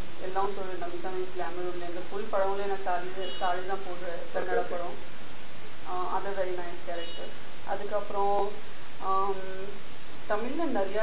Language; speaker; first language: Tamil; non-native, learner; Gujarati